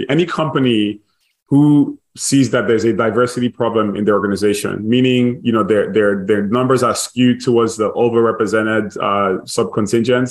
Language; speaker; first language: English; non-native, local second language; Igbo